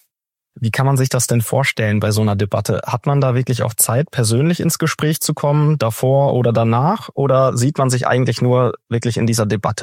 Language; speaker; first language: German; native; German